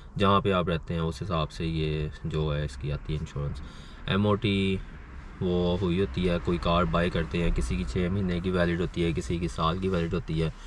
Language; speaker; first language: Urdu; non-native, local second language; Punjabi